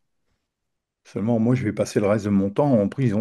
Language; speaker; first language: French; native; French